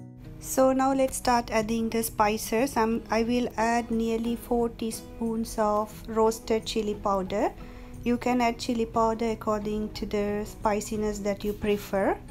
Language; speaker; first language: English; non-native, local second language; Sinhala